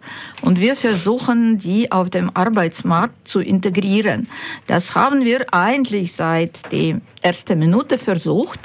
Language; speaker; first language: German; non-native, fluent; Ukrainian